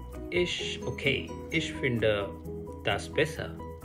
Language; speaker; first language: German; non-native, learner; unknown